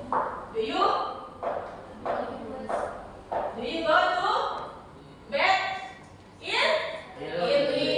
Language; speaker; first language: English; non-native, learner; Indonesian